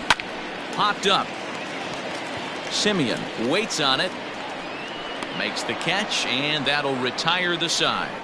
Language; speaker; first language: English; native; English